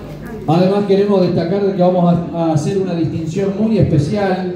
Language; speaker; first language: Spanish; native; Spanish